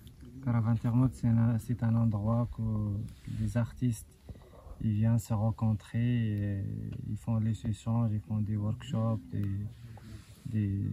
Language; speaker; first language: French; non-native, local second language; Arabic